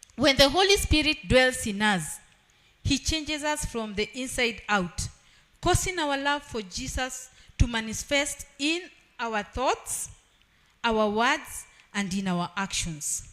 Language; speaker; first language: English; non-native, local second language; Swahili